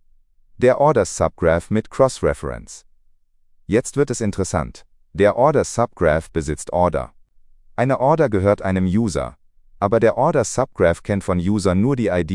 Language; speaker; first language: German; native; German